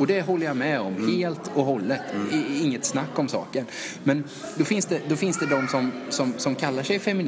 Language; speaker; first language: Swedish; native; Swedish